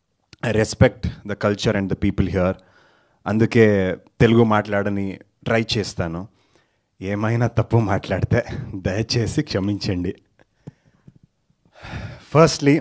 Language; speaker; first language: Telugu; non-native, learner; Kannada